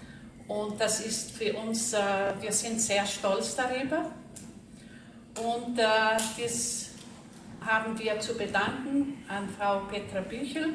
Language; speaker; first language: German; non-native, fluent; Portuguese